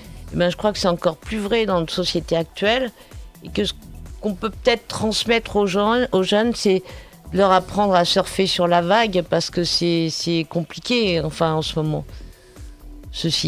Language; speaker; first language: French; native; French